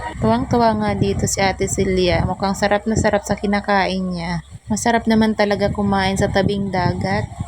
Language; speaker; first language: Filipino; non-native, local second language; Bikol